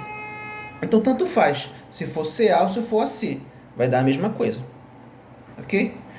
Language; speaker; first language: Portuguese; native; Portuguese